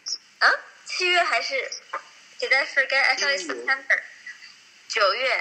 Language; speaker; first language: English; non-native, fluent; Chinese